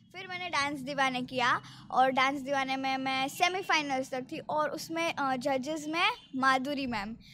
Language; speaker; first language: Hindi; non-native, local second language; Gujarati